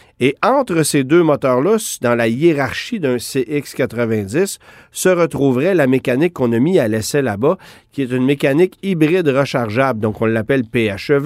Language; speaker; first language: French; native; French